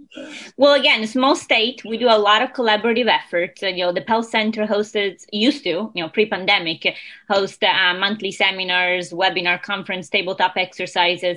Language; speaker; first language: English; non-native, fluent; Italian